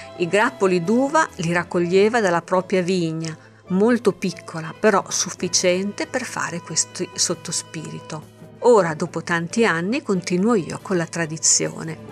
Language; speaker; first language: Italian; native; Italian